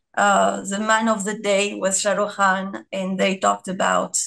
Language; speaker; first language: English; non-native, fluent; French